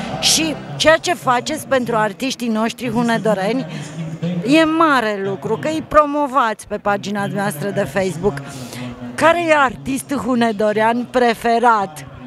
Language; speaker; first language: Romanian; native; Romanian